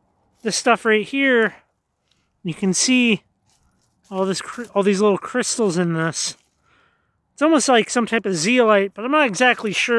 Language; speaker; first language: English; native; English